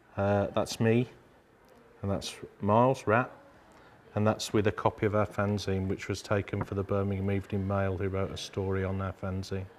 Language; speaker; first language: English; native; English